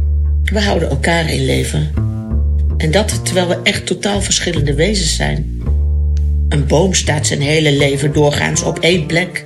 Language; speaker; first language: Dutch; native; Dutch